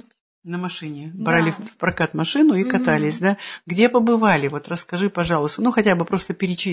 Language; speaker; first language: Russian; native; Russian